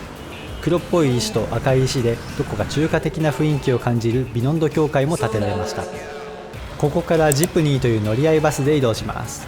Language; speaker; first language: Japanese; native; Japanese